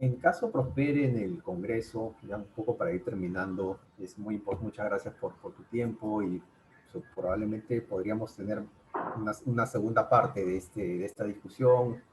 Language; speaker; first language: Spanish; native; Spanish